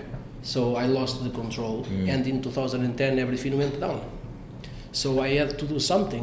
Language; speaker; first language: English; non-native, fluent; Portuguese